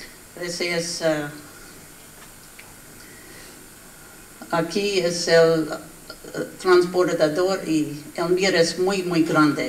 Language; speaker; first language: Spanish; non-native, learner; English